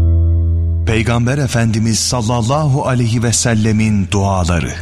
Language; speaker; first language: Turkish; native; Turkish